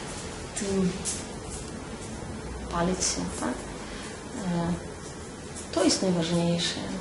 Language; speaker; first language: Polish; non-native, learner; Russian